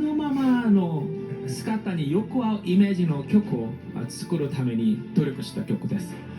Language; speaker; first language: Japanese; non-native, learner; Korean